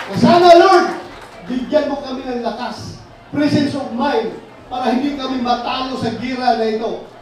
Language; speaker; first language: Filipino; non-native, local second language; Cebuano